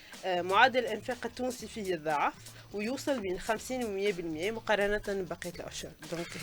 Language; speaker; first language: Arabic; native; Arabic